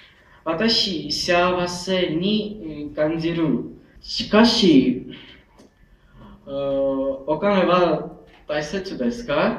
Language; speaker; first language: Japanese; non-native, learner; Armenian